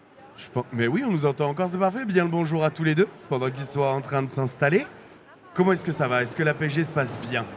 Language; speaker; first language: French; native; French